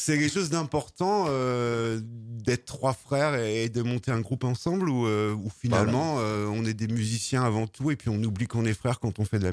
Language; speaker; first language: French; native; French